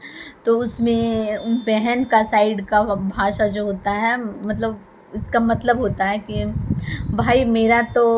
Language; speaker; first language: Hindi; non-native, local second language; Bhojpuri